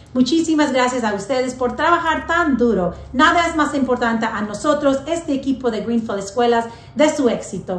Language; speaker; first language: Spanish; early bilingual, heritage; English